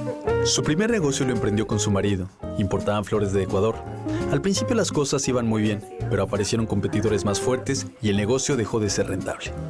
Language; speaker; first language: Spanish; native; Spanish